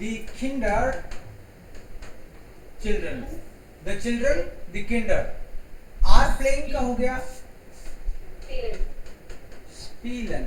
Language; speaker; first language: Hindi; native; Hindi